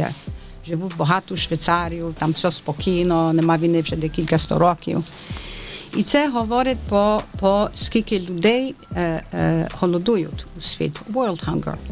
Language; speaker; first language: Ukrainian; early bilingual, heritage; Ukrainian